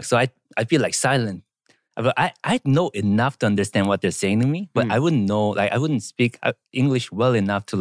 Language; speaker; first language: English; non-native, fluent; Korean